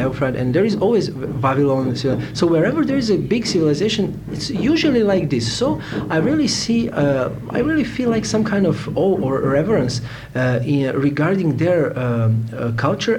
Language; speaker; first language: English; non-native, fluent; Serbian